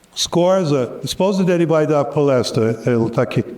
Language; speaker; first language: Portuguese; non-native, fluent; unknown